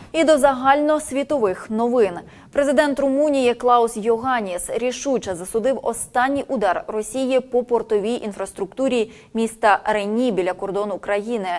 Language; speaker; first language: Ukrainian; native; Ukrainian